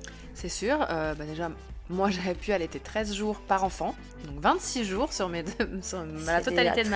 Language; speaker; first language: French; native; French